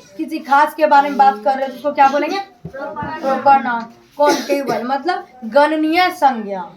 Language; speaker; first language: Hindi; native; Hindi